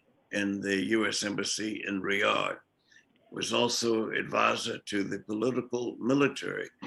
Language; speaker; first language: English; native; English